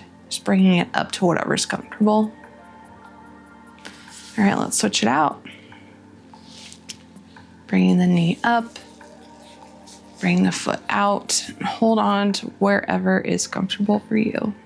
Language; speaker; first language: English; native; English